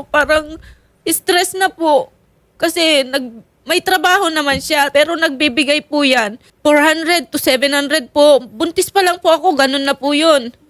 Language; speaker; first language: Filipino; native; Filipino